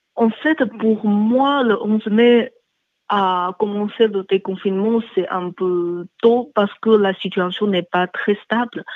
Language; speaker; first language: French; non-native, learner; Chinese